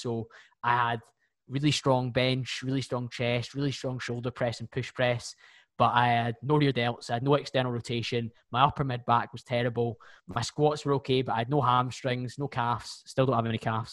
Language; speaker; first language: English; native; English